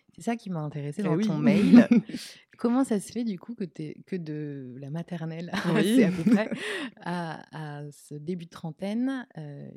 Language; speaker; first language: French; native; French